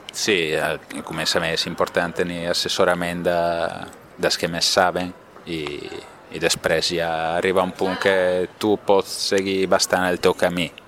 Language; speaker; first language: Catalan; non-native, fluent; Italian